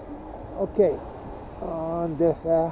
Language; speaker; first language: French; non-native, local second language; English